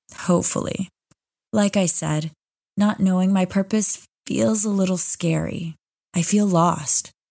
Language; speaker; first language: English; native; English